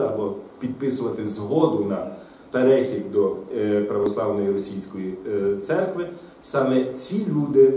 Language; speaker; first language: Ukrainian; native; Ukrainian